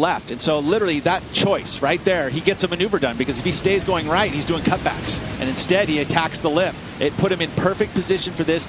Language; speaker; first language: English; native; English